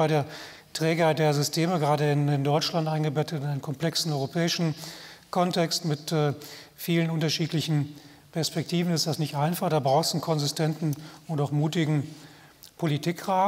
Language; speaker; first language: German; native; German